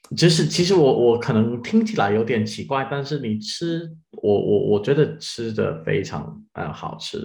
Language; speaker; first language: Chinese; non-native, learner; English